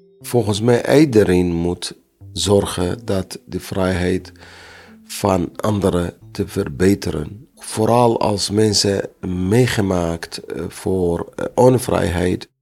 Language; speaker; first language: Dutch; non-native, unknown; Arabic